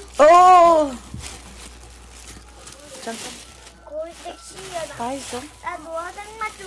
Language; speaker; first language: English; non-native, local second language; Filipino